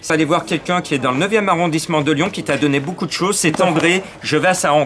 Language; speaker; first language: French; native; French